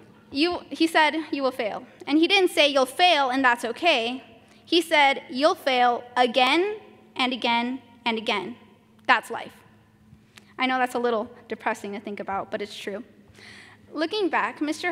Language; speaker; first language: English; early bilingual, other home language; Spanish